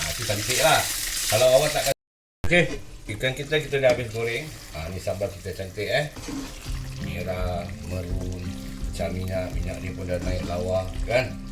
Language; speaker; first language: Malay; native; Malay